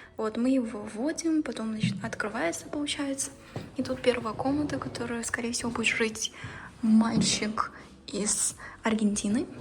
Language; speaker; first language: Russian; early bilingual, heritage; Russian